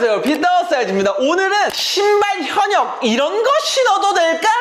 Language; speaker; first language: Korean; native; Korean